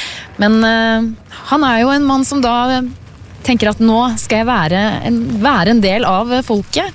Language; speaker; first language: Norwegian; native; Norwegian